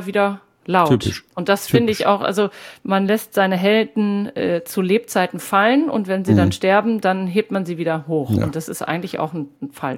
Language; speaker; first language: German; native; German